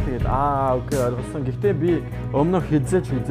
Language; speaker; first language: Mongolian; non-native, learner; French